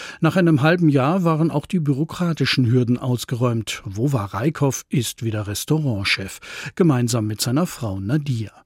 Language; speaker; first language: German; native; German